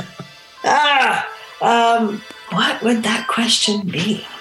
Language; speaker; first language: English; early bilingual, other home language; Romany